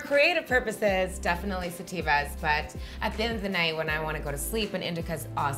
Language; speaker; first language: English; native; English